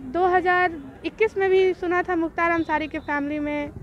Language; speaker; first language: Hindi; native; Hindi